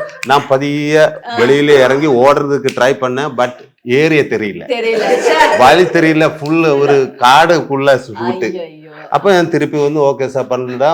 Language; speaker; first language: Tamil; non-native, learner; Malayalam